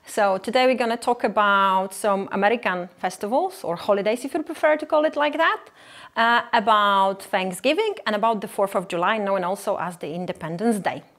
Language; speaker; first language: English; non-native, fluent; Polish